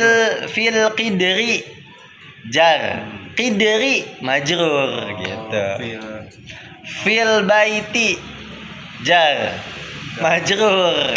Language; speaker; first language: Arabic; non-native, fluent; Indonesian